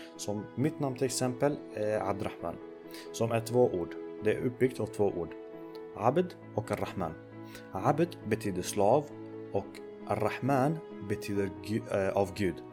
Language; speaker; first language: Swedish; early bilingual, other home language; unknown